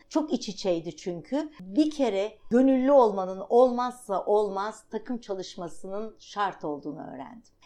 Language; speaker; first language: Turkish; native; Turkish